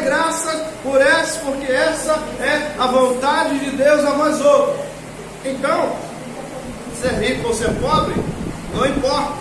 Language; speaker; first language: Portuguese; native; Portuguese